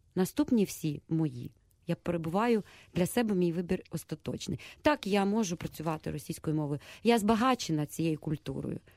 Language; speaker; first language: Ukrainian; native; Ukrainian